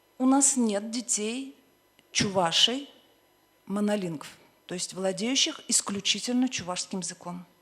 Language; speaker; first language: Russian; native; Russian